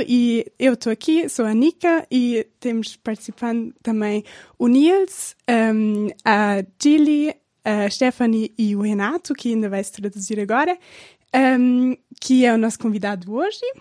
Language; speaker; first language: Portuguese; non-native, fluent; German